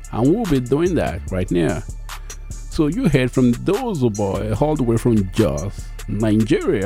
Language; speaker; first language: English; non-native, local second language; Igbo